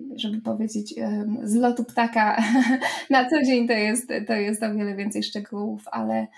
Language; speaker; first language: Polish; native; Polish